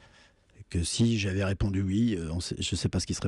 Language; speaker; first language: French; native; French